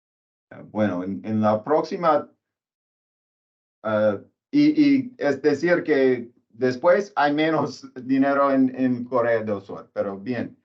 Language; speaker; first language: Spanish; non-native, learner; English